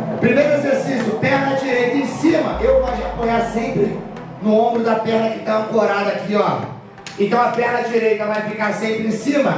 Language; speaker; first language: Portuguese; native; Portuguese